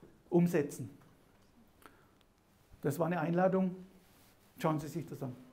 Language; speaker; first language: German; native; German